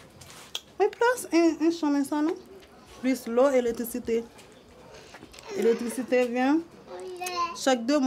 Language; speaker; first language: French; non-native, learner; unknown